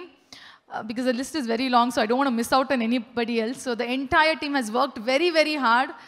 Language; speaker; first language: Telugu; non-native, learner; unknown